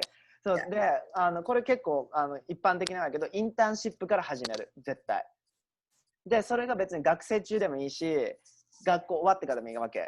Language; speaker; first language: Japanese; native; Japanese